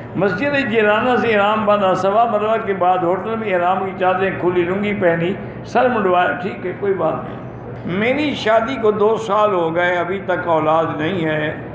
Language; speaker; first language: Urdu; native; Urdu